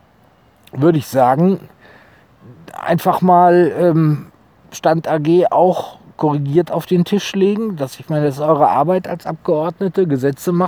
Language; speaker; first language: German; native; German